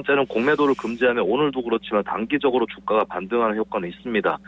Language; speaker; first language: Korean; native; Korean